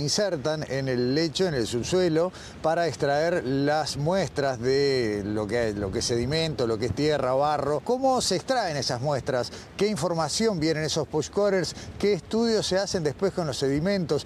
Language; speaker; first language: Spanish; native; Spanish